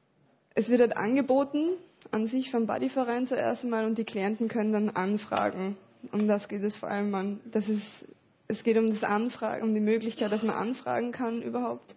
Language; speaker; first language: German; native; German